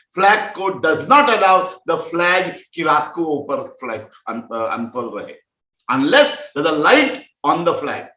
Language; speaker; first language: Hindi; non-native, local second language; Konkani